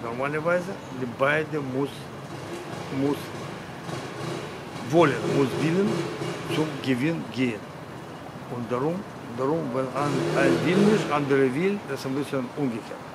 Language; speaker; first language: German; non-native, learner; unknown